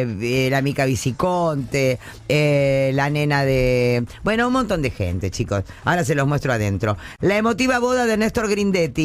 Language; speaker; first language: Spanish; native; Spanish